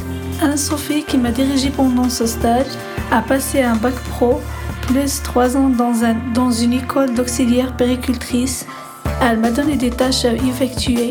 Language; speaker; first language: French; non-native, local second language; Arabic